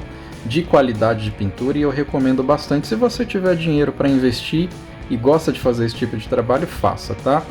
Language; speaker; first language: Portuguese; native; Portuguese